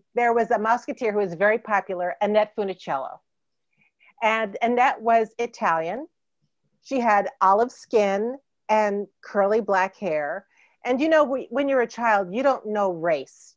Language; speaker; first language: English; native; English